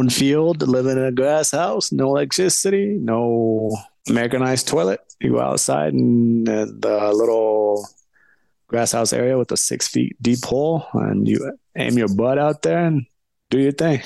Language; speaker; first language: English; early bilingual, other home language; Amharic